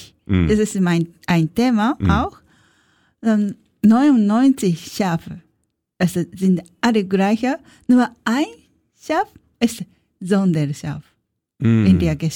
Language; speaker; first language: German; non-native, learner; Japanese